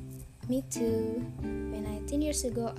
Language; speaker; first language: English; non-native, learner; Indonesian